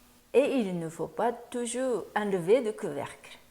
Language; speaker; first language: French; non-native, learner; Japanese